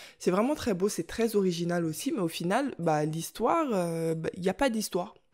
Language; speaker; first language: French; native; French